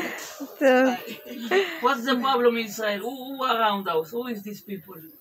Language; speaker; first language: English; non-native, learner; Hebrew